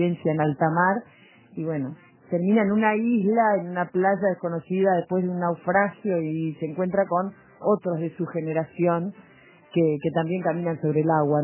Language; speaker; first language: Spanish; native; Spanish